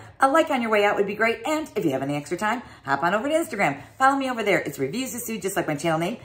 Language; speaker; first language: English; native; English